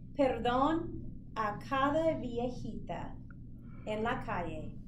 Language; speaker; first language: Spanish; non-native, fluent; English